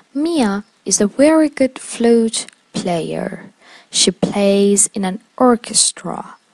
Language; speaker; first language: English; non-native, fluent; Persian